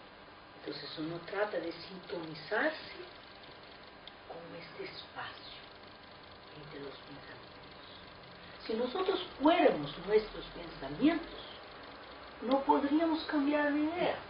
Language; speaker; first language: Spanish; non-native, fluent; Portuguese